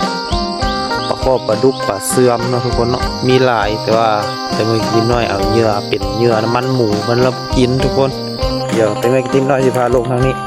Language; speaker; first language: Thai; non-native, local second language; Lao